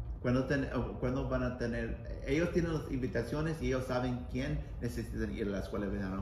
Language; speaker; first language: Spanish; non-native, learner; English